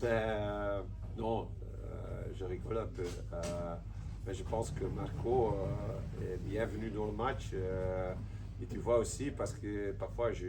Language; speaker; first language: French; non-native, local second language; Dutch